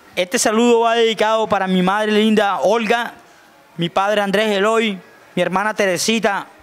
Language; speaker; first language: Spanish; native; Spanish